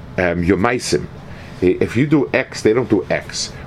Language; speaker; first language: English; native; English